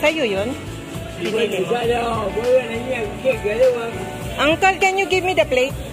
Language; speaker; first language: English; non-native, learner; Filipino